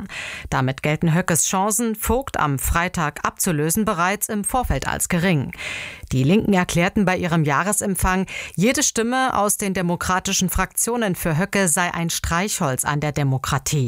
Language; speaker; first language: German; native; German